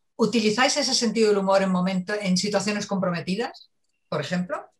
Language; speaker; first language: Spanish; native; Spanish